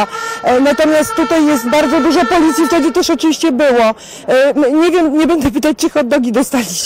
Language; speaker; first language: Polish; native; Polish